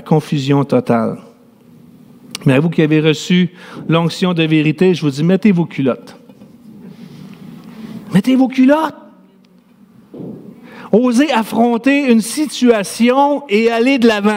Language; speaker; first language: French; native; French